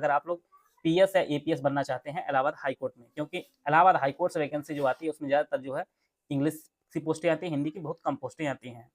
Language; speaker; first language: Hindi; native; Hindi